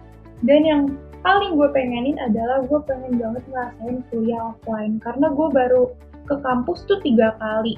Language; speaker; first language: Indonesian; native; Indonesian